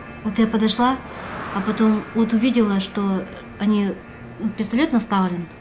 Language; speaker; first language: Russian; native; Russian